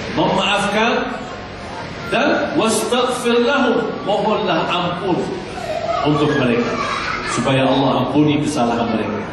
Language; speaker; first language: Malay; non-native, fluent; Arabic